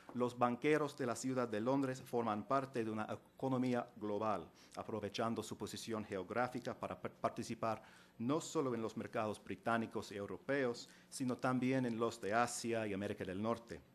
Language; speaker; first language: Spanish; non-native, fluent; English